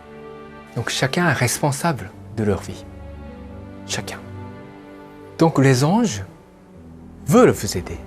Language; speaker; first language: French; non-native, fluent; Japanese